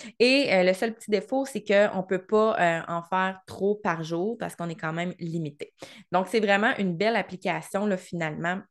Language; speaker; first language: French; native; French